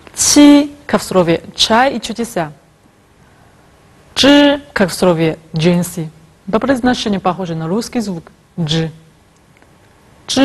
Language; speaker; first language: Russian; non-native, fluent; Chinese